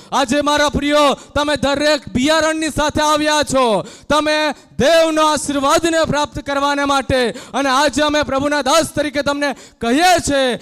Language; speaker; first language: Gujarati; non-native, local second language; Gamit